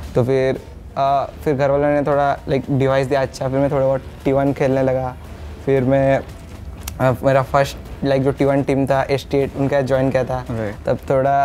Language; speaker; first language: Hindi; non-native, local second language; Odia